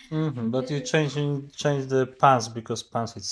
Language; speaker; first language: English; non-native, learner; Polish